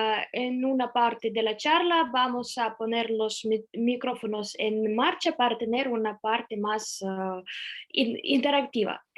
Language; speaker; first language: Spanish; non-native, fluent; Russian